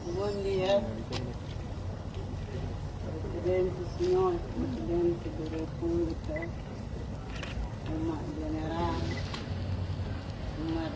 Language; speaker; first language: Portuguese; non-native, learner; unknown